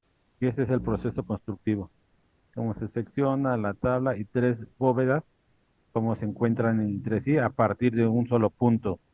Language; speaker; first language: Spanish; native; Spanish